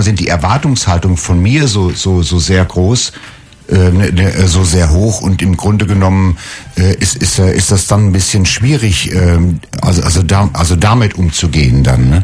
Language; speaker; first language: German; native; German